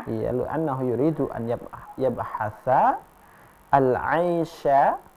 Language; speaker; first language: Arabic; non-native, fluent; Indonesian